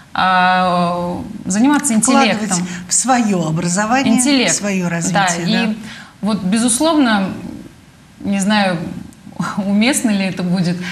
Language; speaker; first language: Russian; native; Russian